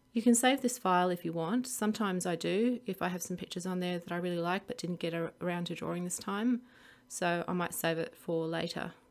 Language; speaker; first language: English; native; English